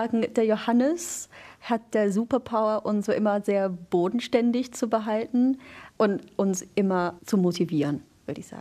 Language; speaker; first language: German; non-native, fluent; English